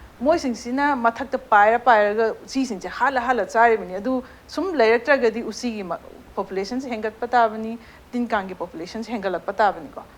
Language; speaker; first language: Manipuri; native; Manipuri